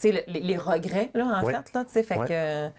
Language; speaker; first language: French; native; French